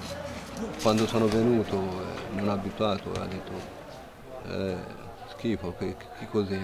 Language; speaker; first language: Italian; non-native, learner; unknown